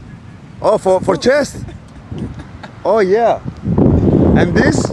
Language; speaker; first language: English; non-native, learner; French